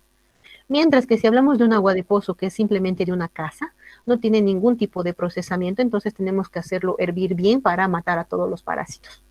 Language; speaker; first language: Spanish; native; Spanish